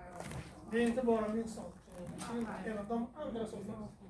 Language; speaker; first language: Swedish; non-native, learner; Somali